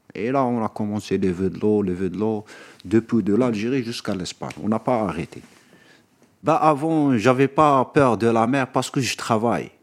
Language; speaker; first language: French; non-native, local second language; Arabic